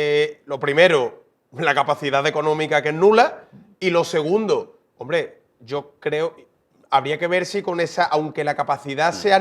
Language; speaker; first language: Spanish; native; Spanish